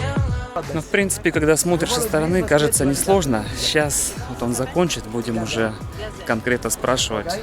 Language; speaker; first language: Russian; native; Russian